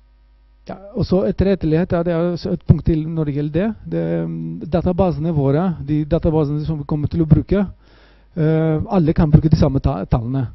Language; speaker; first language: Norwegian; non-native, fluent; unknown